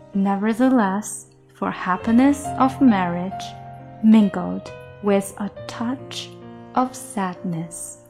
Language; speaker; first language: English; non-native, fluent; Chinese